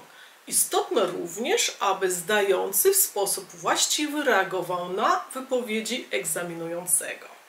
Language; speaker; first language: Polish; native; Polish